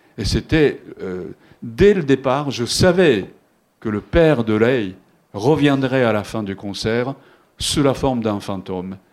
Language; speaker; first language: French; non-native, fluent; Japanese